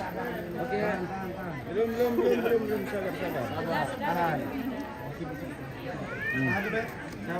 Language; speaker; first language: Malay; non-native, local second language; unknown